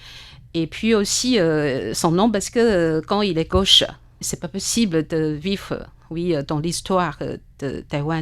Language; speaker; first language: French; non-native, fluent; Chinese